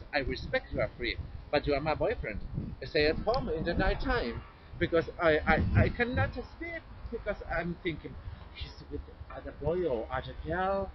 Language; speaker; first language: English; non-native, learner; Spanish